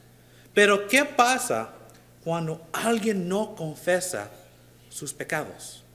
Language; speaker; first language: Spanish; non-native, learner; English